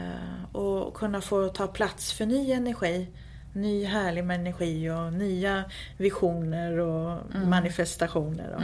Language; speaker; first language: Swedish; native; Swedish